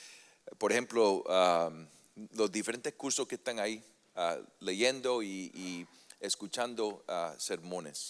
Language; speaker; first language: Spanish; early bilingual, heritage; Spanish